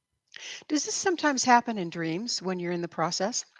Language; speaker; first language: English; native; English